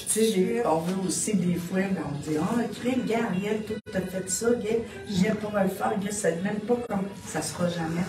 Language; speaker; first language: French; native; French